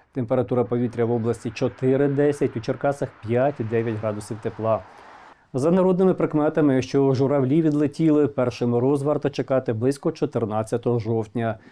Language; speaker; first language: Ukrainian; native; Ukrainian